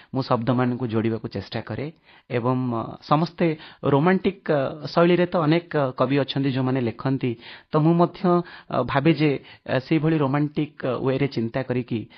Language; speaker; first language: Odia; native; Odia